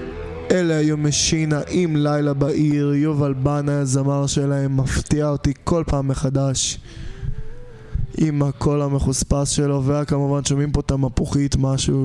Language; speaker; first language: Hebrew; native; Hebrew